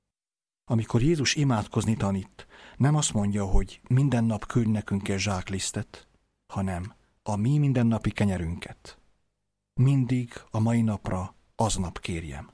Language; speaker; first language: Hungarian; native; Hungarian